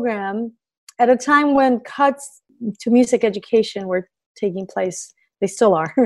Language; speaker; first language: English; early bilingual, other home language; Spanish